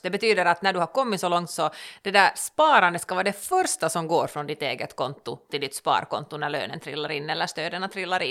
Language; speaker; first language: Swedish; native; Swedish